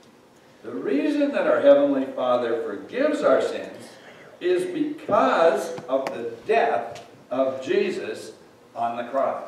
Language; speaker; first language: English; native; English